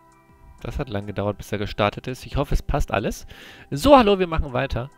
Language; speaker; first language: German; native; German